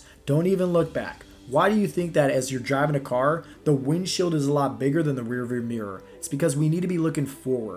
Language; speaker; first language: English; native; English